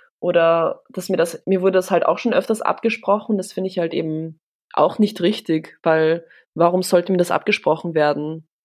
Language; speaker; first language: German; early bilingual, other home language; Polish